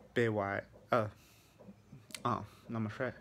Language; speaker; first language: Chinese; non-native, fluent; English